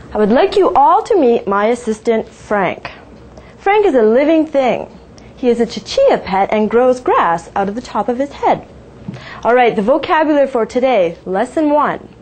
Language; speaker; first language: English; native; English